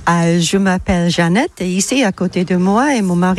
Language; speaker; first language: French; non-native, learner; English